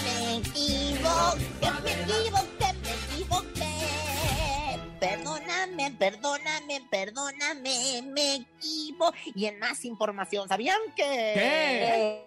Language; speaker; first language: Spanish; native; Spanish